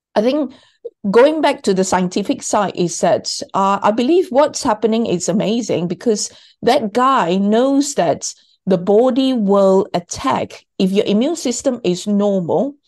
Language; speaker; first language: English; non-native, local second language; Cantonese